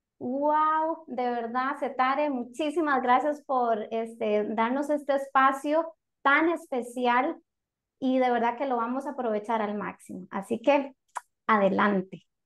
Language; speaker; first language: Spanish; native; Spanish